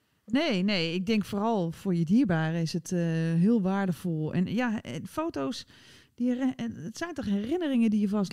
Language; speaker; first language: Dutch; native; Dutch